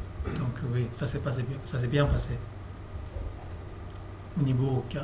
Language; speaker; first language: French; non-native, learner; Korean